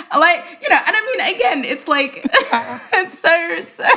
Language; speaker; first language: English; native; English